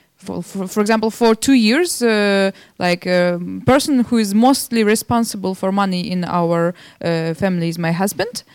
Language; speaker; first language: English; non-native, fluent; Belarusian